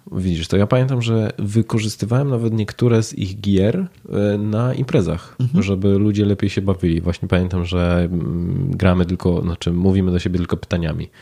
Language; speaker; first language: Polish; native; Polish